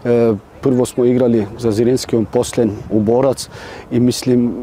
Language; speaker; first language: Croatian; non-native, learner; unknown